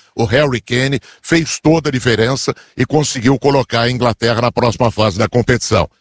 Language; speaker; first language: Portuguese; native; Portuguese